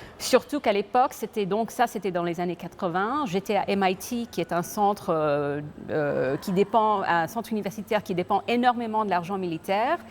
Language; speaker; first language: French; early bilingual, other home language; English